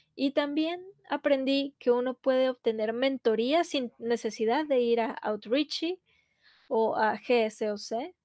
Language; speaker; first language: Spanish; non-native, fluent; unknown